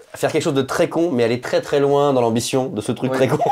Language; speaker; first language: French; native; French